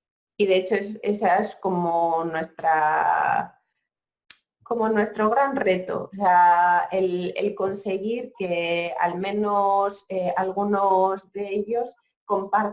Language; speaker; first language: Spanish; native; Spanish